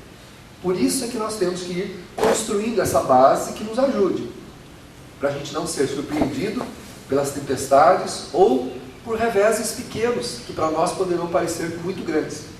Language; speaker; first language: Portuguese; native; Portuguese